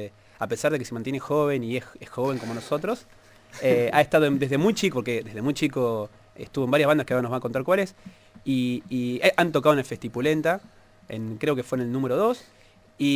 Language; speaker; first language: Spanish; native; Spanish